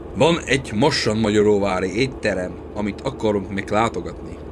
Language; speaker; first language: Hungarian; non-native, learner; Czech